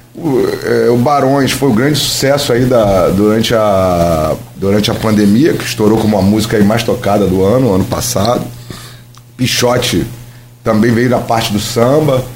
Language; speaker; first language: Portuguese; native; Portuguese